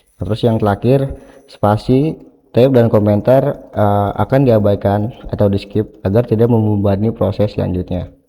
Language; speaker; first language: Indonesian; non-native, local second language; Sundanese